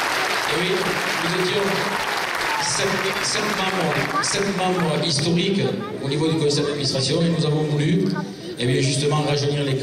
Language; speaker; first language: French; native; French